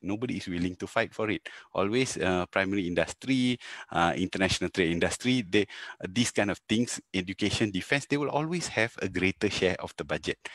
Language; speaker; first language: English; non-native, local second language; Tamil